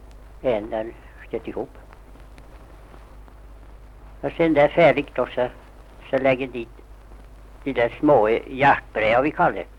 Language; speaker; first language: Swedish; native; Swedish